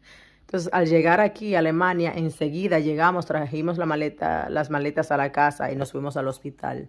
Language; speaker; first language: Spanish; native; Spanish